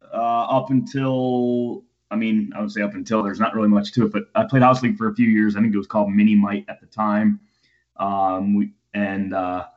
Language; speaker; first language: English; native; English